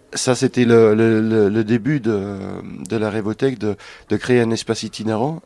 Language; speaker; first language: French; non-native, fluent; German